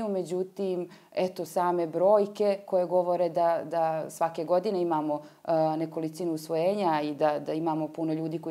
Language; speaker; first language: Croatian; native; Croatian